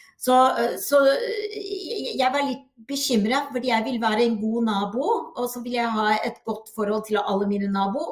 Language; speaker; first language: Norwegian; non-native, fluent; English